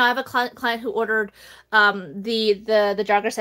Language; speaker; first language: English; native; English